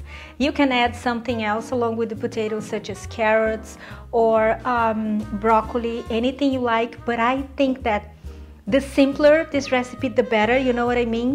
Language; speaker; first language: English; non-native, fluent; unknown